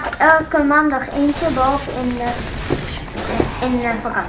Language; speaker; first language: Dutch; non-native, learner; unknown